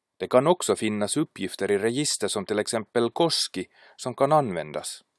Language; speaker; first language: Swedish; native; Swedish